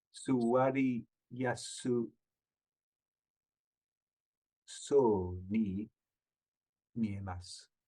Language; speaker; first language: Japanese; non-native, learner; English